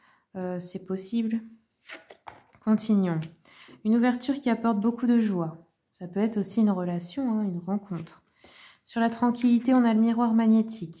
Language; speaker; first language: French; native; French